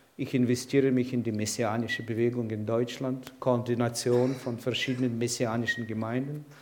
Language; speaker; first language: German; non-native, fluent; Ukrainian